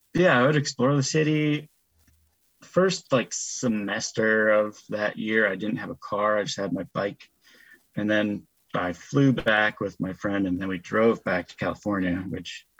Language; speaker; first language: English; native; English